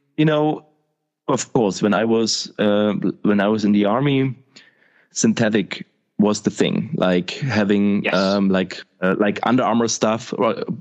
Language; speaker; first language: English; non-native, fluent; German